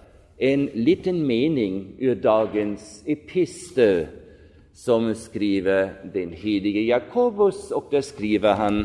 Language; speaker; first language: Swedish; non-native, fluent; German